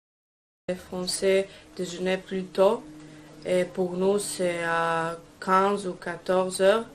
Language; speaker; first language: French; non-native, learner; Croatian